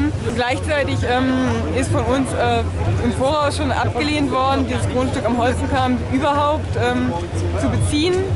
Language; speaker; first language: German; native; German